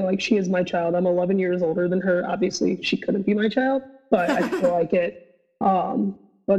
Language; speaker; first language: English; native; English